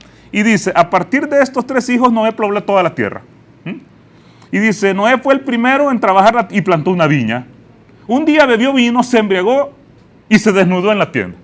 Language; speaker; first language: Spanish; native; Spanish